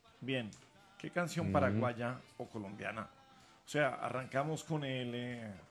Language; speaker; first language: Spanish; native; Spanish